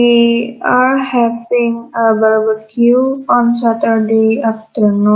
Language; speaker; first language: English; non-native, learner; Indonesian